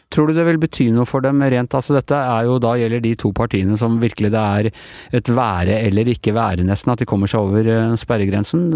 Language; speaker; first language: Norwegian; native; Norwegian